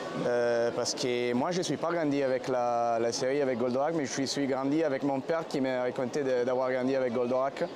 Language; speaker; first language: French; non-native, fluent; Italian